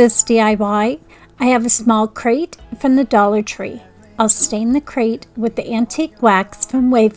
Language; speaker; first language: English; native; English